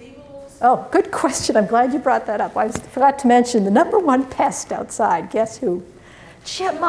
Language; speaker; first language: English; native; English